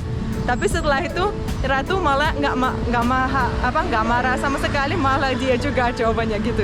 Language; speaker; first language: Indonesian; non-native, fluent; Russian